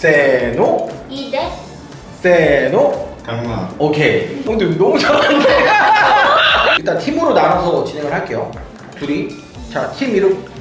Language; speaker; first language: Korean; native; Korean